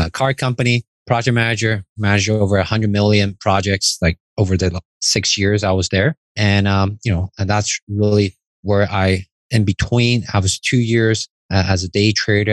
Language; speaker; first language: English; non-native, fluent; Chinese